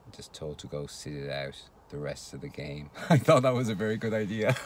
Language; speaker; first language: English; native; English